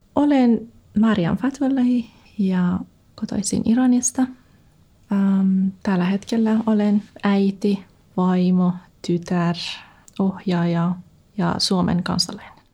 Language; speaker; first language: Finnish; non-native, fluent; Persian